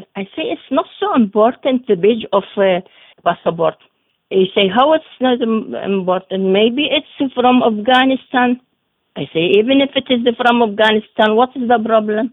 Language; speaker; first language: English; non-native, learner; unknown